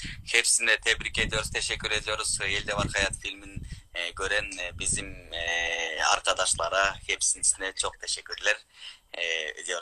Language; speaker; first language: Turkish; non-native, learner; Kyrgyz